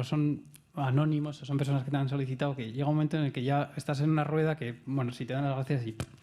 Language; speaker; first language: Spanish; native; Spanish